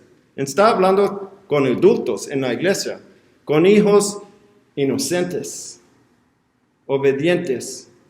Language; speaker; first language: Spanish; non-native, learner; English